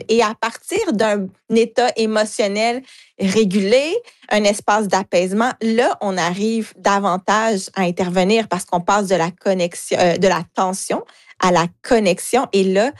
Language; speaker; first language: French; native; French